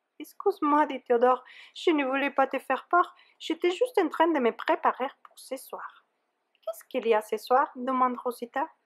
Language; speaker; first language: French; non-native, fluent; Spanish